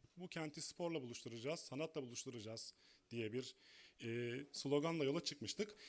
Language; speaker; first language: Turkish; native; Turkish